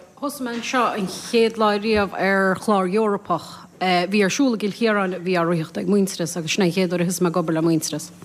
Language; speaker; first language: Irish; native; Irish